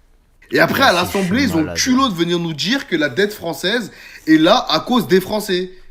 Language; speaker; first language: French; native; French